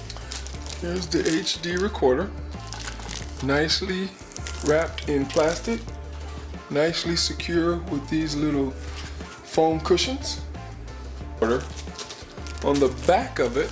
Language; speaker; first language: English; native; English